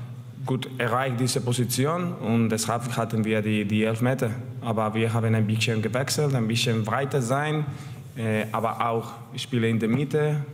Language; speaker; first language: German; non-native, learner; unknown